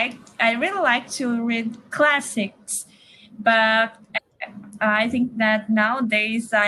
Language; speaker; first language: English; non-native, learner; Portuguese